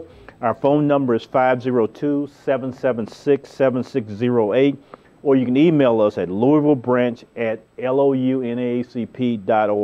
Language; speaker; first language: English; native; English